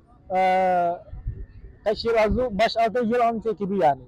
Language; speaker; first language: Turkish; non-native, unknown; Khmer